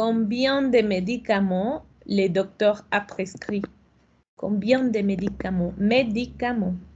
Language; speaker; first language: French; non-native, fluent; Spanish